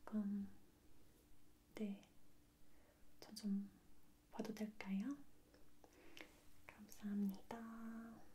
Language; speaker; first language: Korean; non-native, fluent; English